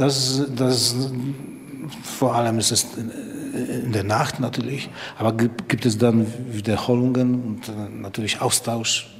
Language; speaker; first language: German; non-native, learner; Polish